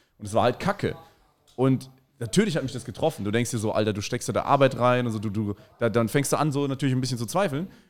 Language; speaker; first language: German; early bilingual, other home language; Spanish